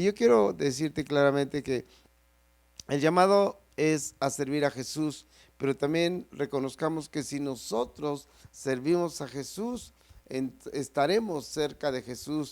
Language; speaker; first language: Spanish; native; Spanish